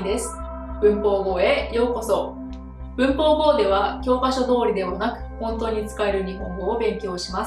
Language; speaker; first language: Japanese; native; Japanese